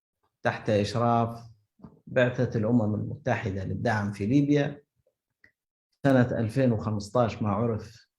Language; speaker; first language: Arabic; native; Arabic